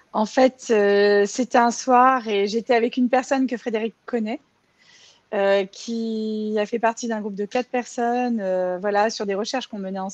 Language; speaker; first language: French; native; French